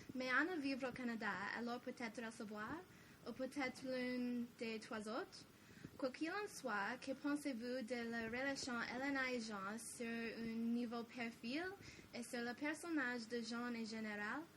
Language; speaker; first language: French; non-native, learner; English